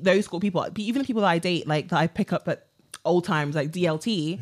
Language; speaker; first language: English; native; English